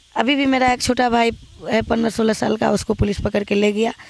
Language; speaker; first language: Hindi; native; Hindi